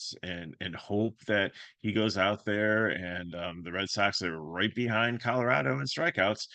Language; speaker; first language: English; native; English